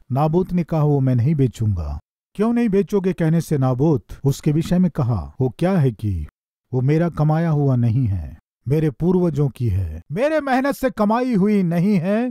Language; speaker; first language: Hindi; non-native, local second language; Telugu